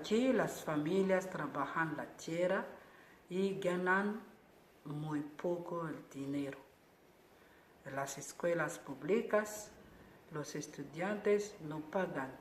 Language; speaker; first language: Spanish; non-native, learner; Malagasy